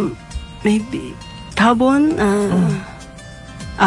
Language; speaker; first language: Japanese; non-native, learner; Filipino